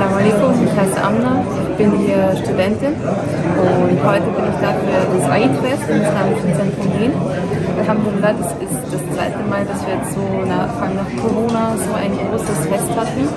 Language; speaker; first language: German; non-native, fluent; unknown